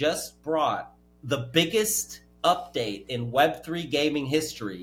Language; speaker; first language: English; native; English